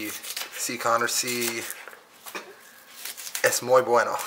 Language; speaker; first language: Spanish; non-native, learner; English